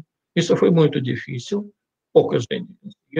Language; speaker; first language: Portuguese; non-native, fluent; Russian